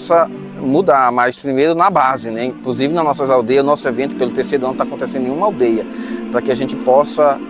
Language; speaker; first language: Portuguese; native; Portuguese